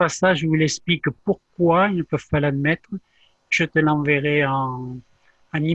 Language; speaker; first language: French; native; French